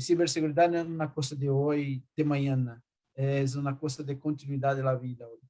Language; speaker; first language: Spanish; non-native, fluent; Portuguese